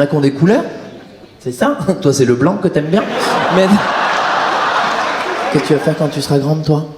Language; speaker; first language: French; native; French